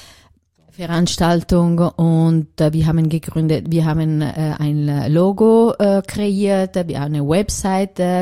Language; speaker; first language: German; non-native, learner; Italian